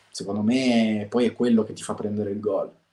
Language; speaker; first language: Italian; native; Italian